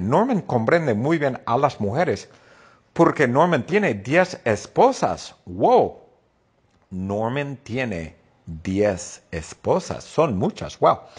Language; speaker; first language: Spanish; non-native, fluent; English